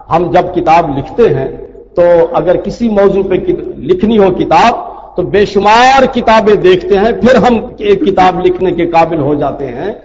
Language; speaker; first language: Urdu; non-native, local second language; Saraiki